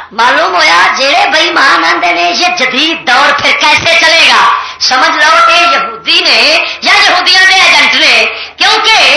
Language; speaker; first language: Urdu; non-native, local second language; Punjabi